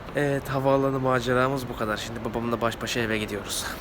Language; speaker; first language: Turkish; native; Turkish